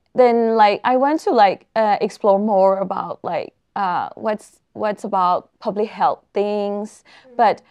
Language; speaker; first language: English; non-native, fluent; Burmese